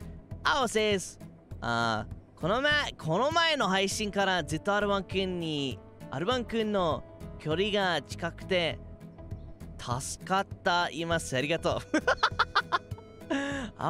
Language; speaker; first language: Japanese; non-native, learner; English